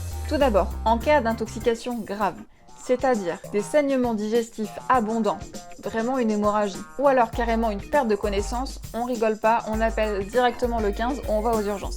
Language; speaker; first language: French; native; French